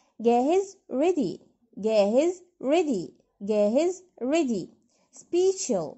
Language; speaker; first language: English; non-native, fluent; Arabic